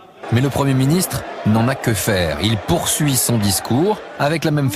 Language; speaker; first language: French; native; French